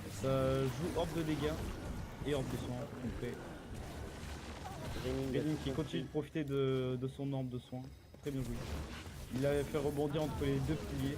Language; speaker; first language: French; native; French